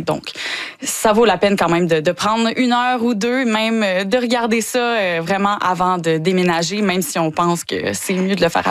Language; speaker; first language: French; native; French